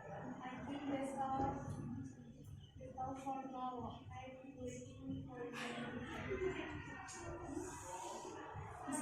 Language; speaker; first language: English; non-native, learner; Indonesian